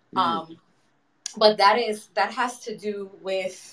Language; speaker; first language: English; native; English